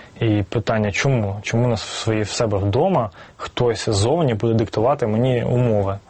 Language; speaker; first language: Ukrainian; native; Ukrainian